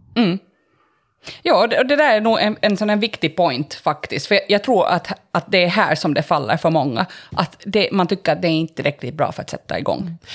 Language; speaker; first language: Swedish; native; Swedish